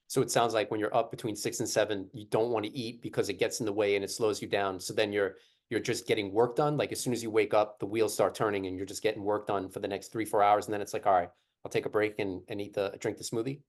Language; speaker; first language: English; native; English